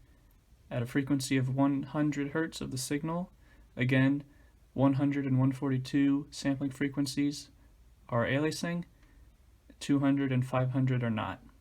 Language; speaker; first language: English; native; English